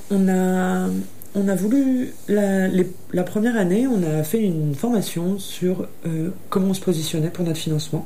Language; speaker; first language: French; native; French